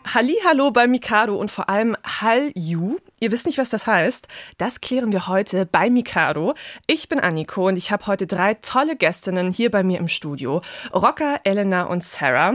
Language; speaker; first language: German; native; German